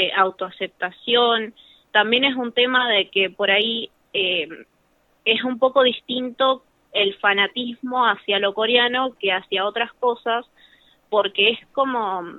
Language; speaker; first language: Spanish; native; Spanish